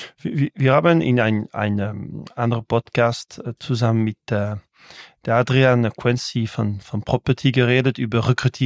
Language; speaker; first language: German; non-native, local second language; French